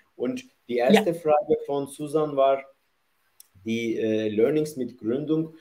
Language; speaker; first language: German; non-native, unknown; Turkish